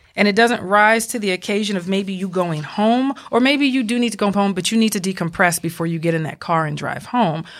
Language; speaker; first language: English; native; English